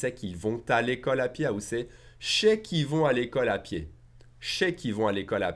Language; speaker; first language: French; native; French